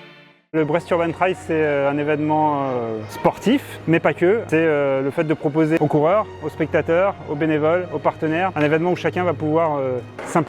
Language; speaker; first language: French; native; French